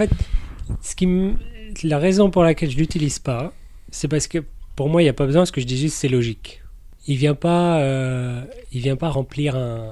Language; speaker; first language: French; native; French